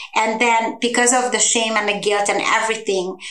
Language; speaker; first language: English; non-native, fluent; Hungarian